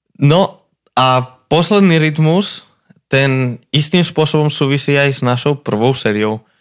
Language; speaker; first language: Slovak; non-native, fluent; Spanish